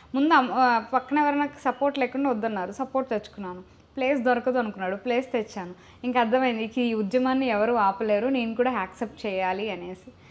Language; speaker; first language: Telugu; native; Telugu